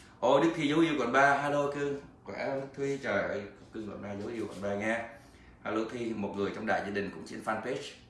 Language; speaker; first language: Vietnamese; native; Vietnamese